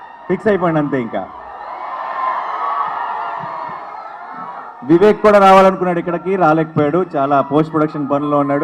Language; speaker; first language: Telugu; native; Telugu